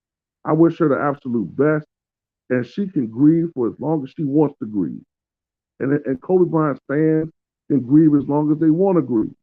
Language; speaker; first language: English; native; English